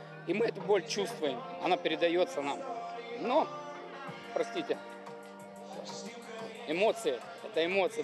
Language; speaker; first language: Russian; native; Russian